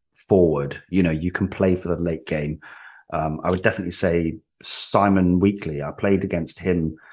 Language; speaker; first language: English; native; English